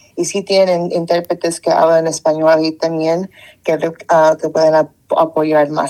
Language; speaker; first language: Spanish; early bilingual, heritage; Spanish